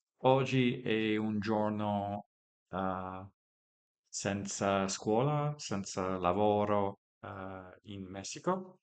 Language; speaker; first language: Italian; non-native, learner; English